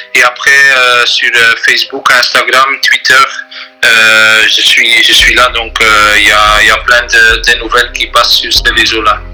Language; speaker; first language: French; non-native, fluent; Dutch